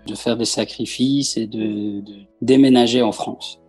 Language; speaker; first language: French; early bilingual, other home language; Persian